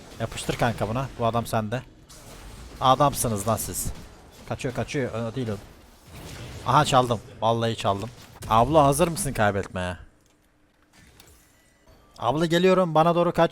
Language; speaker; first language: Turkish; native; Turkish